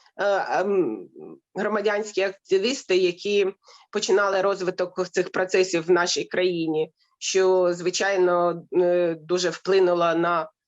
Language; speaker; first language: Ukrainian; native; Ukrainian